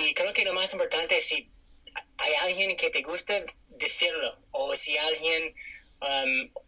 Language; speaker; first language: Spanish; non-native, fluent; English